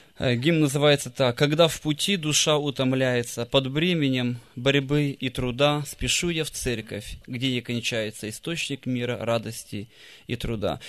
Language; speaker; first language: Russian; native; Russian